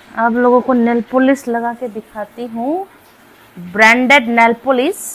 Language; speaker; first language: Hindi; non-native, local second language; Adi